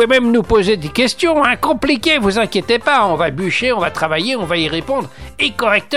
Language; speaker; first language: French; native; French